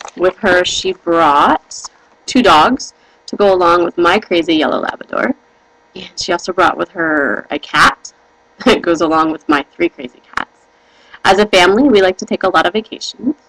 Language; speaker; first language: English; native; English